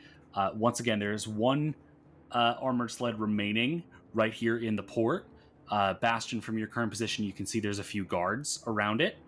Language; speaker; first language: English; native; English